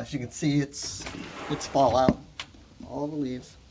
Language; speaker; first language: English; native; English